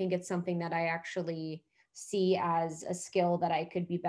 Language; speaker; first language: English; native; English